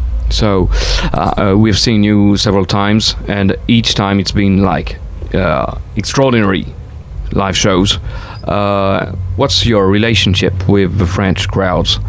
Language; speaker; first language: English; non-native, fluent; French